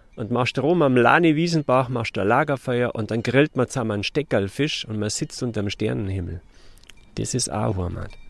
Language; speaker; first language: German; native; German